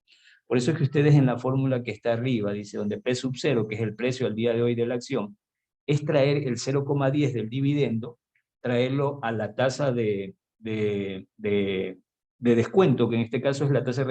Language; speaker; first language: Spanish; native; Spanish